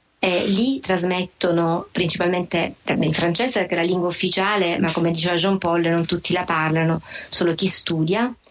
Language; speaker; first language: Italian; native; Italian